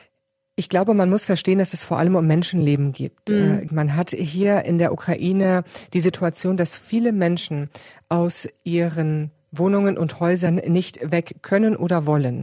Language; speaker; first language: German; native; German